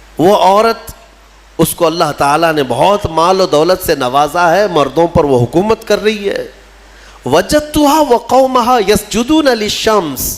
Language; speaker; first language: Urdu; native; Urdu